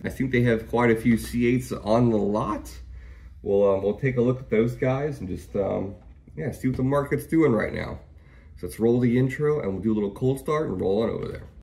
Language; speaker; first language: English; native; English